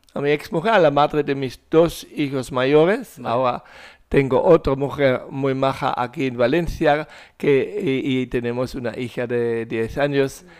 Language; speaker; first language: Spanish; non-native, fluent; German